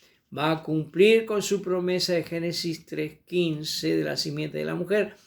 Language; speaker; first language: Spanish; native; Spanish